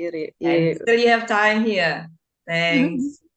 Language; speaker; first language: English; non-native, fluent; Indonesian